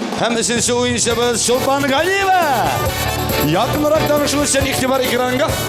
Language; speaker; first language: Tatar; native; Tatar